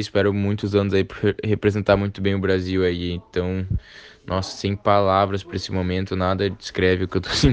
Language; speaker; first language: Portuguese; native; Portuguese